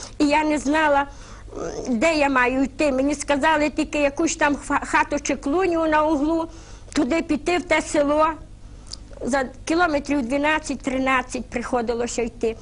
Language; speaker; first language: Ukrainian; native; Ukrainian